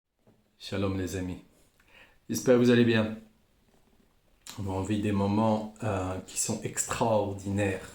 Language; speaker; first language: French; native; French